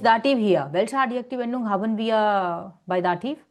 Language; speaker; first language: German; non-native, fluent; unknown